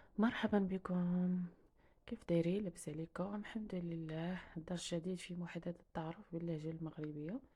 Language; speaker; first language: Arabic; native; Arabic